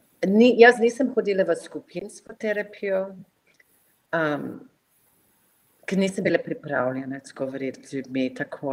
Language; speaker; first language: Slovenian; non-native, fluent; English